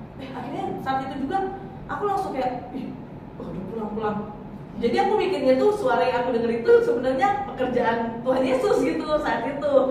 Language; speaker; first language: Indonesian; native; Indonesian